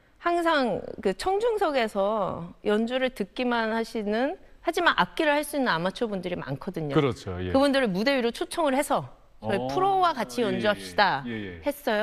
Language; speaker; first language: Korean; native; Korean